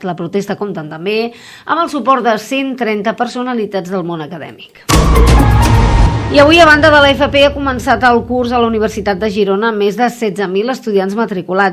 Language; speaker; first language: Catalan; native; Catalan